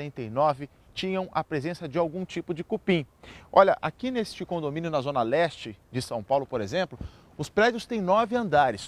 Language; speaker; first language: Portuguese; native; Portuguese